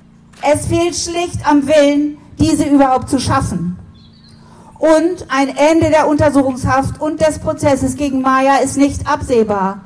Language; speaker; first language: German; native; German